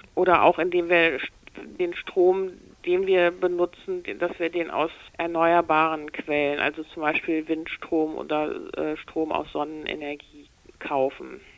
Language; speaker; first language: German; native; German